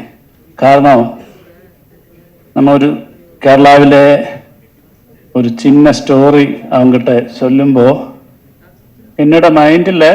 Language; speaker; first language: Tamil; non-native, learner; Malayalam